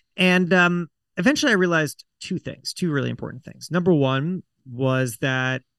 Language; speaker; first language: English; native; English